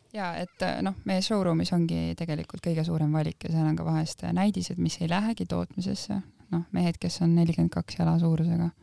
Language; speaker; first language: Estonian; native; Estonian